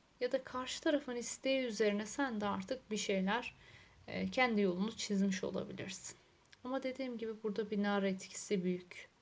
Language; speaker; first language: Turkish; native; Turkish